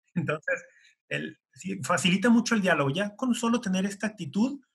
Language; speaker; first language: Spanish; native; Spanish